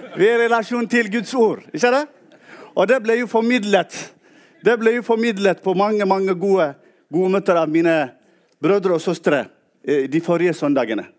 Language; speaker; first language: Norwegian; non-native, fluent; Tigrinya